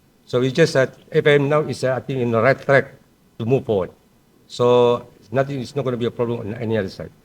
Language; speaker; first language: English; non-native, local second language; Malay